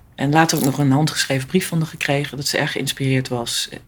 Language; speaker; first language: Dutch; early bilingual, other home language; Italian